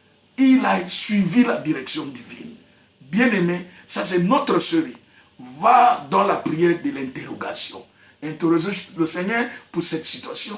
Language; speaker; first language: French; non-native, local second language; Lingala